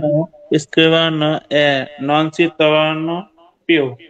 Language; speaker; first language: Italian; non-native, learner; Bangla